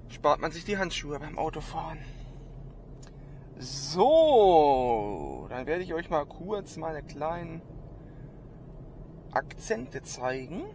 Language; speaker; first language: German; native; German